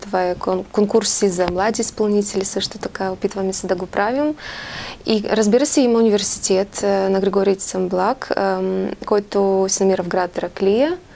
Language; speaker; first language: Bulgarian; early bilingual, heritage; Bulgarian